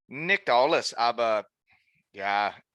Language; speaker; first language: German; non-native, learner; English